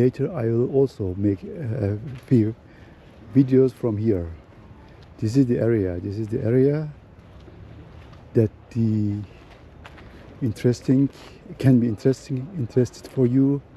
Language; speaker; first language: English; non-native, learner; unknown